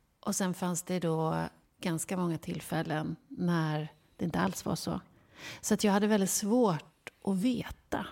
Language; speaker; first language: Swedish; native; Swedish